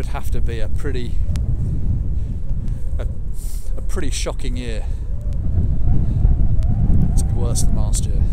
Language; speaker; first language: English; native; English